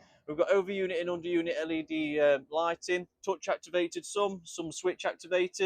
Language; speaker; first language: English; native; English